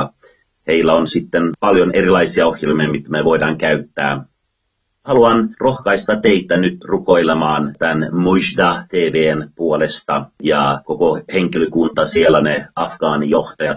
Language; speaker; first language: Finnish; non-native, fluent; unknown